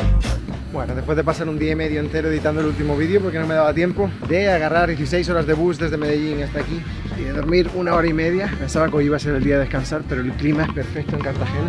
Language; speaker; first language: Spanish; native; Spanish